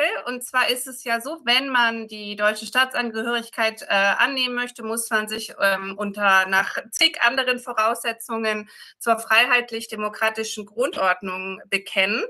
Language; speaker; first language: German; native; German